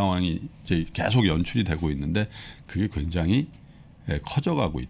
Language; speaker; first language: Korean; native; Korean